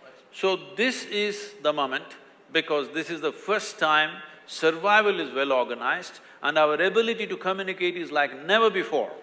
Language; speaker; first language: English; non-native, local second language; Kannada